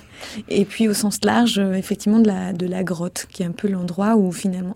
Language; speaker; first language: French; native; French